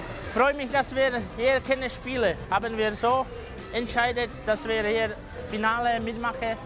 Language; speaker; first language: German; non-native, fluent; Czech